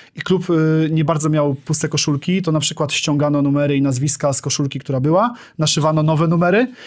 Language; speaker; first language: Polish; native; Polish